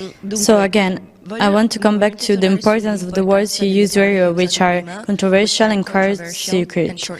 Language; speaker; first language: English; non-native, fluent; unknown